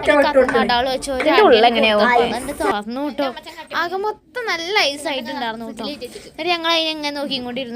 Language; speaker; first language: Malayalam; native; Malayalam